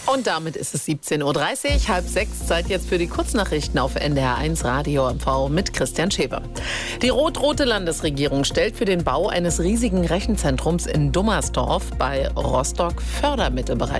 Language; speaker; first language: German; native; German